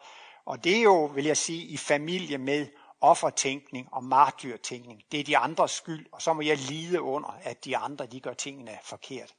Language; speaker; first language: Danish; native; Danish